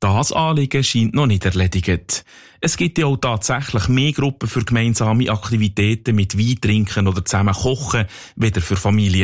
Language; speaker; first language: German; native; German